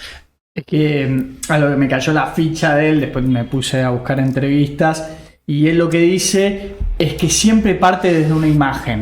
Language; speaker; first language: Spanish; native; Spanish